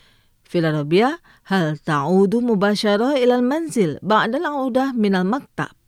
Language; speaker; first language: Arabic; non-native, fluent; Indonesian